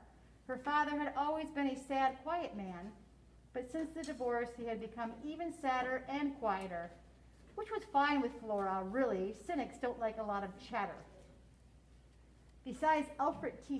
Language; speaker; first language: English; native; English